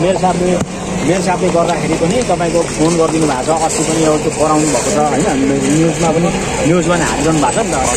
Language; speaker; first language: Nepali; native; Nepali